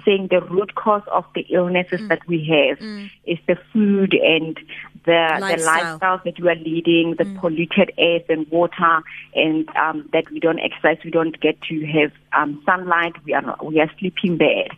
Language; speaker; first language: English; non-native, local second language; Tswana